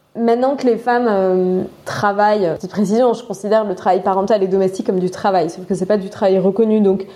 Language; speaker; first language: French; native; French